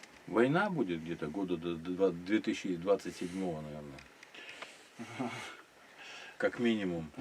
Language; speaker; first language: Russian; native; Russian